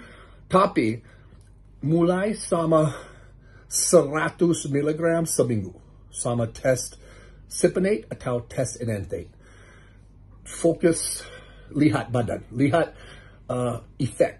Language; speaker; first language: Indonesian; non-native, learner; English